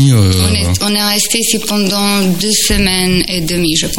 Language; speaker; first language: French; non-native, fluent; Croatian